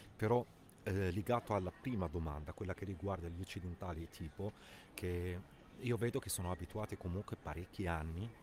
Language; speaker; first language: Italian; non-native, fluent; Arabic